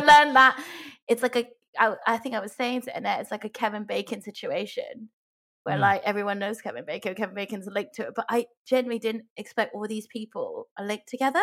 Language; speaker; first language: English; non-native, local second language; Cantonese